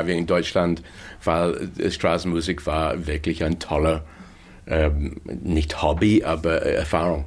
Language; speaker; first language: German; non-native, fluent; English